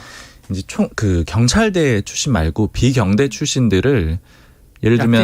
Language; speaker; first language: Korean; native; Korean